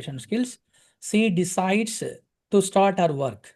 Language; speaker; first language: English; non-native, local second language; Telugu